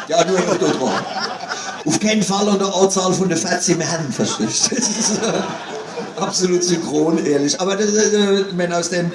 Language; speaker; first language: German; native; German